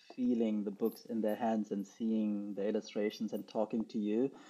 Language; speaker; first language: English; non-native, local second language; Urdu